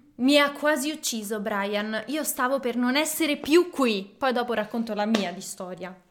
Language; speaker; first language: Italian; native; Italian